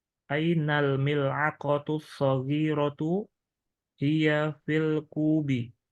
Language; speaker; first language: Arabic; non-native, learner; Indonesian